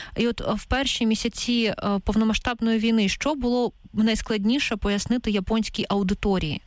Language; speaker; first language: Ukrainian; native; Ukrainian